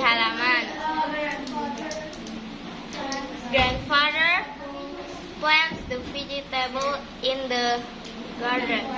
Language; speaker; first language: English; non-native, learner; Indonesian